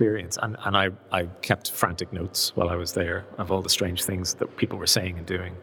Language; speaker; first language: English; native; English